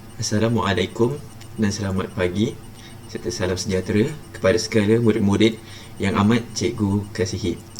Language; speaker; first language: Malay; native; Malay